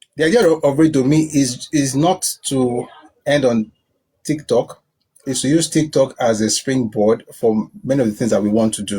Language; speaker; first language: English; non-native, local second language; Yoruba